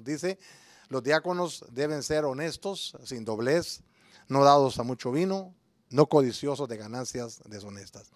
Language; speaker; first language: Spanish; native; Spanish